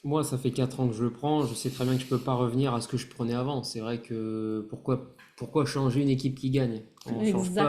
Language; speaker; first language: French; native; French